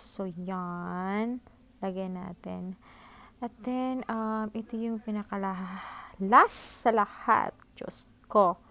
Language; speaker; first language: Filipino; non-native, local second language; Cebuano